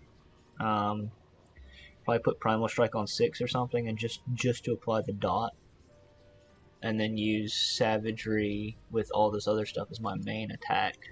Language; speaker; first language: English; native; English